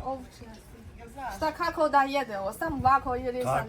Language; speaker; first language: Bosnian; non-native, learner; Chinese